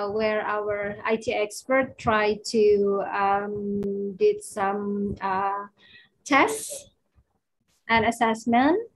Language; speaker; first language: English; non-native, fluent; Indonesian